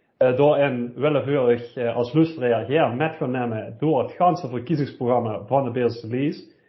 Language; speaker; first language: Dutch; native; Dutch